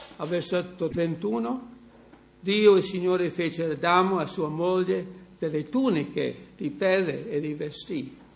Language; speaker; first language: Italian; non-native, fluent; English